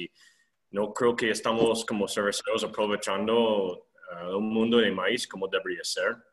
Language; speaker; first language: Spanish; non-native, fluent; English